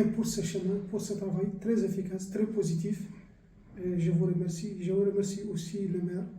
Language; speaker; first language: French; non-native, local second language; Arabic